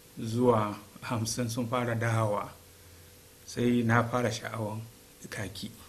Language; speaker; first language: Hausa; non-native, local second language; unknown